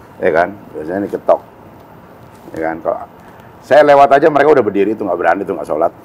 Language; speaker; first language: Indonesian; native; Indonesian